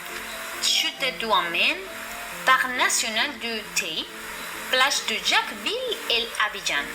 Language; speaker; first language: French; non-native, learner; Spanish